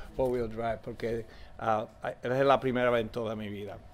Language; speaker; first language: Spanish; early bilingual, heritage; Spanish